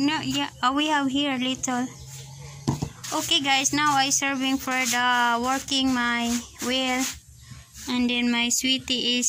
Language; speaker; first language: English; non-native, learner; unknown